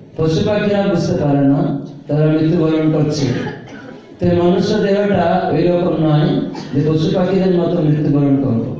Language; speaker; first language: Bangla; non-native, fluent; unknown